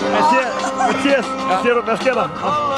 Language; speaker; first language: Danish; native; Danish